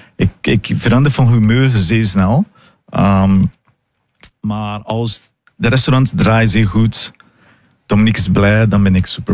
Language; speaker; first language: Dutch; early bilingual, heritage; Portuguese